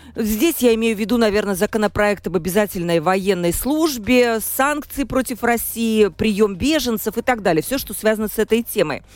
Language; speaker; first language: Russian; native; Russian